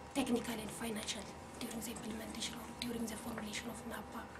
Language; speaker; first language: English; non-native, fluent; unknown